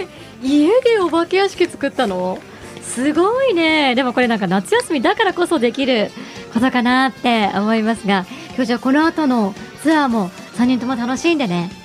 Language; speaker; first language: Japanese; native; Japanese